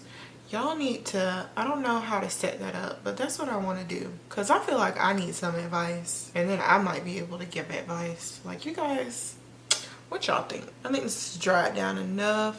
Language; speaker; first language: English; native; English